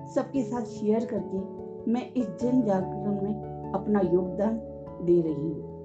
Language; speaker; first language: Hindi; native; Hindi